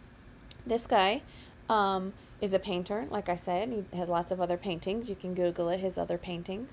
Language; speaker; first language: English; native; English